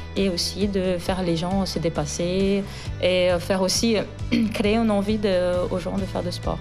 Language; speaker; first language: French; non-native, fluent; Portuguese